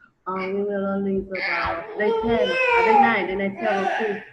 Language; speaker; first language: English; non-native, learner; Vietnamese